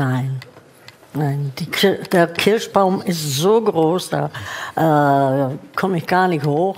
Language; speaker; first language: German; non-native, fluent; Czech